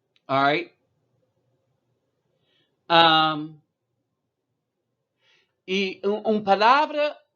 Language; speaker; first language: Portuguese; non-native, learner; English